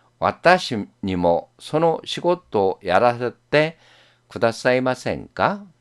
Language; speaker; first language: Japanese; non-native, fluent; Korean